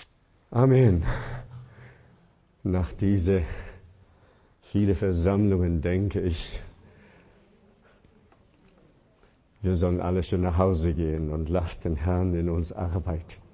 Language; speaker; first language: German; non-native, fluent; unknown